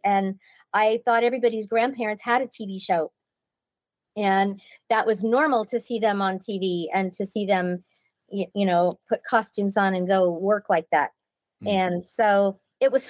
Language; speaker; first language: English; native; English